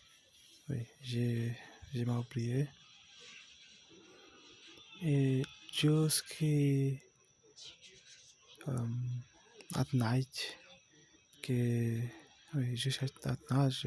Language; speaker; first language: French; non-native, learner; Portuguese